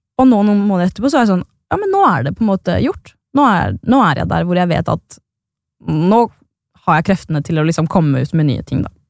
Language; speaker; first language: Norwegian; native; Norwegian